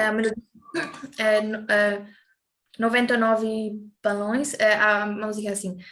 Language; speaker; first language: Portuguese; non-native, fluent; German